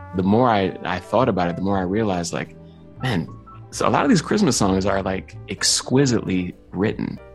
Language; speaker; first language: English; native; English